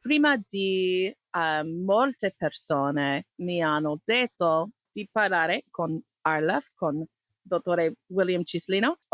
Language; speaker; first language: Italian; non-native, learner; English